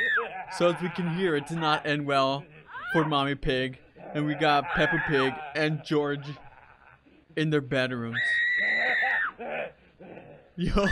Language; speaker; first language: English; native; English